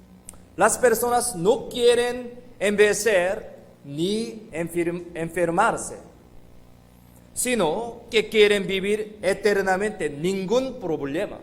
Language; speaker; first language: Spanish; non-native, fluent; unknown